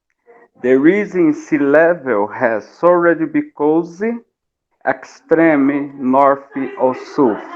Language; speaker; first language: English; non-native, learner; Portuguese